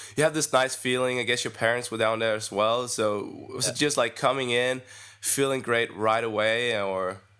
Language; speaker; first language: English; non-native, fluent; Danish